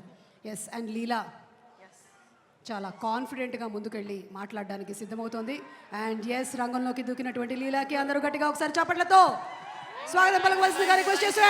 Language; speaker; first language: Telugu; native; Telugu